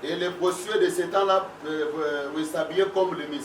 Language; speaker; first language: French; non-native, local second language; Lingala